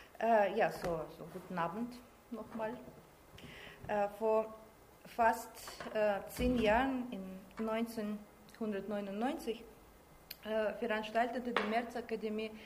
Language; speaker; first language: German; non-native, learner; Russian